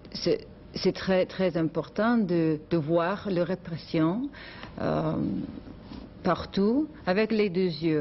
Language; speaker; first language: French; non-native, learner; English